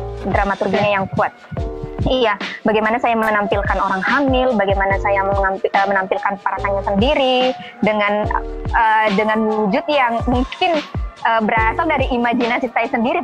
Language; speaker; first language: Indonesian; native; Indonesian